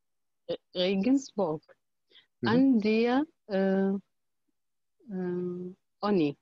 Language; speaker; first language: German; non-native, learner; Arabic